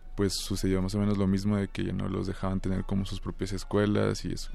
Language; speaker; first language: Spanish; native; Spanish